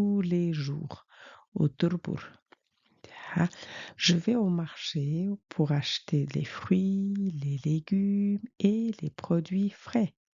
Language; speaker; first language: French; non-native, fluent; Mongolian